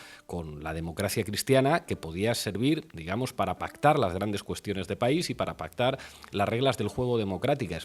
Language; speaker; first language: Spanish; native; Spanish